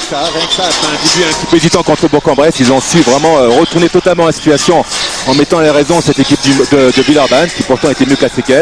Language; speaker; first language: French; native; French